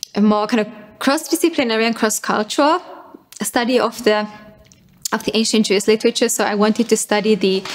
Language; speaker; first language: English; non-native, fluent; Finnish